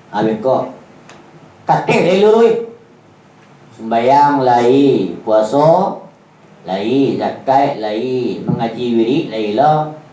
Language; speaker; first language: Malay; non-native, local second language; Minangkabau